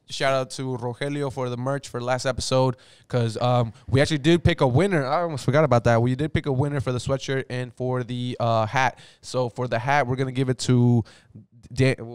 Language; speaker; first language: English; early bilingual, other home language; Spanish